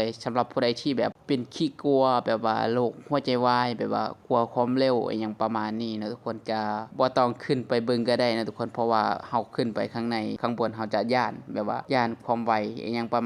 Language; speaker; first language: Thai; non-native, local second language; Northeastern Thai